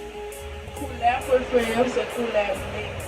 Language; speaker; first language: French; non-native, learner; Haitian Creole